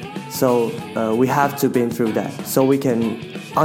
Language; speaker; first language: English; non-native, fluent; Chinese